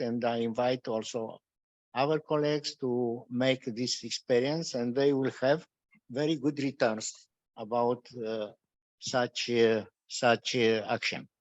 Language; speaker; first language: English; non-native, fluent; Romanian